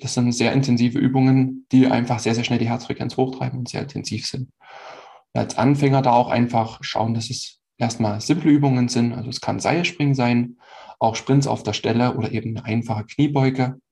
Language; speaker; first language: German; native; German